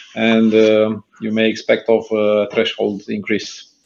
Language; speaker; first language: English; non-native, fluent; Romanian